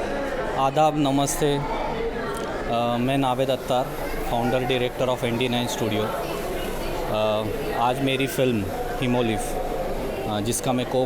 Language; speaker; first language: Hindi; native; Hindi